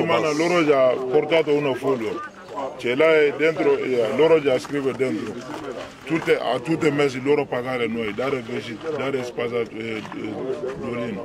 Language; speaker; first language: Italian; non-native, learner; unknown